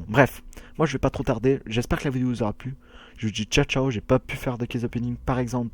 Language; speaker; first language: French; native; French